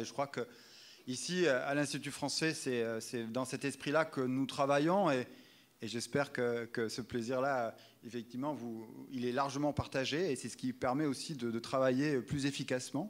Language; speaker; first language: French; native; French